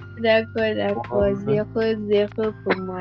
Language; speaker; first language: French; non-native, learner; Yoruba